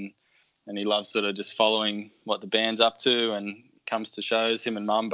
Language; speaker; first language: English; native; English